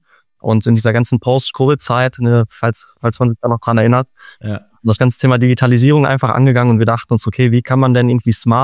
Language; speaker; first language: German; native; German